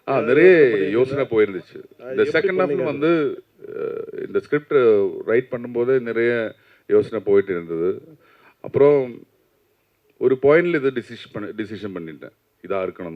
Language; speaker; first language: Tamil; non-native, learner; Malayalam